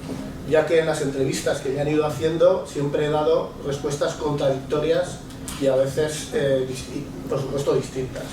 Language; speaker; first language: Spanish; native; Spanish